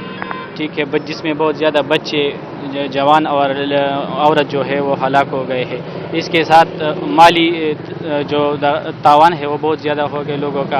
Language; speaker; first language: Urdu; non-native, local second language; Pashto